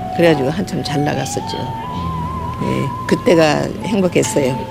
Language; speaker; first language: Korean; native; Korean